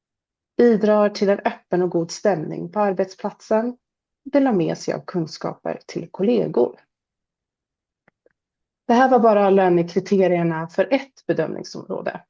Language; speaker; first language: Swedish; native; Swedish